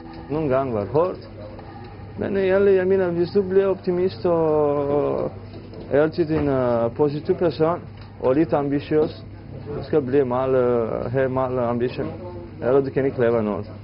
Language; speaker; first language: Danish; non-native, learner; Romanian